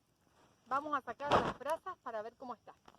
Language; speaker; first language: Spanish; native; Spanish